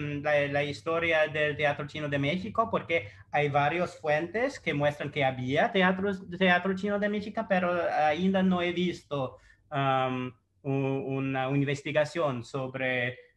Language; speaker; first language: Spanish; non-native, fluent; English